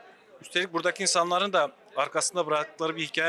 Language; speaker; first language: Turkish; native; Turkish